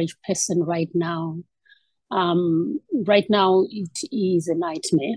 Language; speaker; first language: English; non-native, local second language; Shona